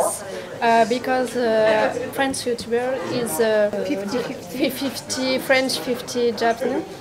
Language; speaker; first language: English; non-native, learner; French